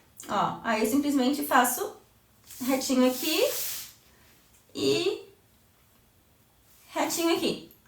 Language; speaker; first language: Portuguese; native; Portuguese